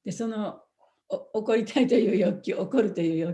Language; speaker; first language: Japanese; native; Japanese